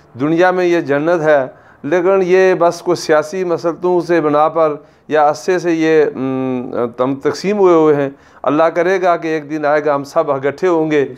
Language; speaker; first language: Urdu; non-native, local second language; Punjabi